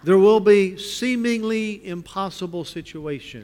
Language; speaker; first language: English; native; English